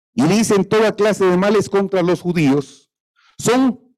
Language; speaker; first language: Spanish; native; Spanish